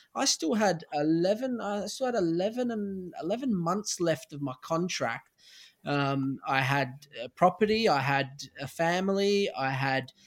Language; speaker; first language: English; native; English